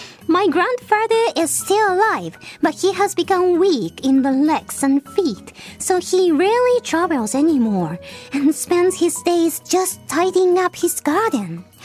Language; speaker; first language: English; non-native, fluent; Japanese